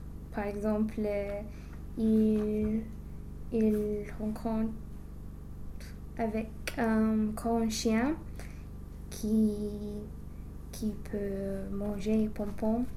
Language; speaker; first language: French; non-native, learner; English